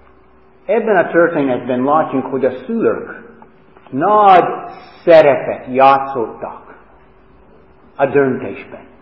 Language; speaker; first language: Hungarian; non-native, fluent; English